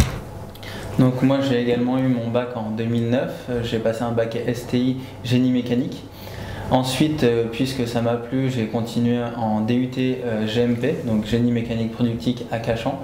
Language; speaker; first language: French; native; French